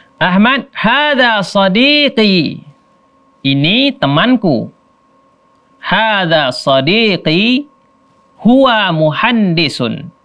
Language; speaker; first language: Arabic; non-native, fluent; Indonesian